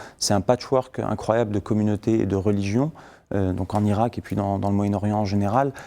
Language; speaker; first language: French; early bilingual, other home language; Syriac